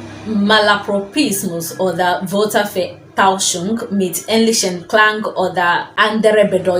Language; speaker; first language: German; non-native, fluent; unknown